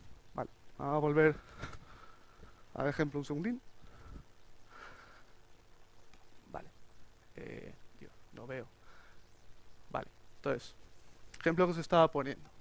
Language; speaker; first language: Spanish; native; Spanish